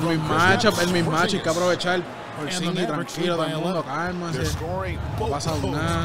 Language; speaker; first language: Spanish; native; Spanish